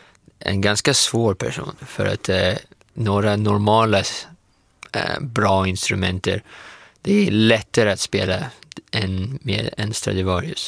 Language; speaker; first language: Swedish; non-native, fluent; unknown